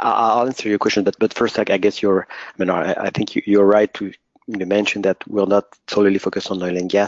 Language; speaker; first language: English; non-native, fluent; French